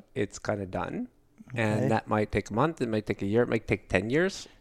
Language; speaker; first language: English; native; English